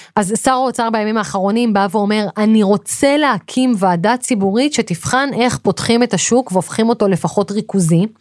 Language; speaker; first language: Hebrew; native; Hebrew